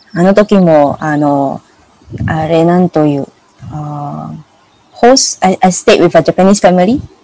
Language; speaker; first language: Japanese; non-native, learner; English